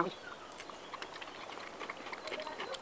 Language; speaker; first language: French; non-native, fluent; Chinese